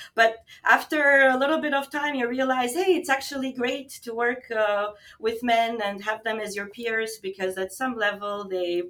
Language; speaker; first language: English; non-native, fluent; Albanian